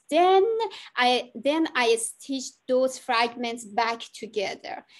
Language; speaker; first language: English; non-native, learner; Persian